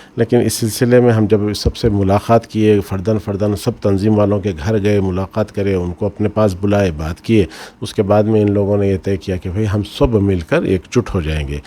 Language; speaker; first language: Urdu; native; Urdu